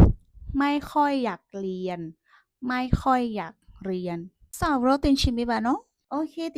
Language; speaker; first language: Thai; non-native, fluent; Burmese